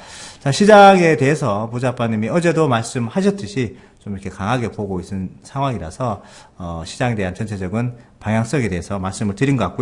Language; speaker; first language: Korean; native; Korean